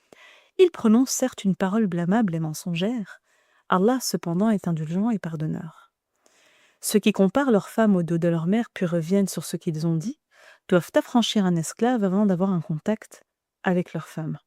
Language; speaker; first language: French; native; French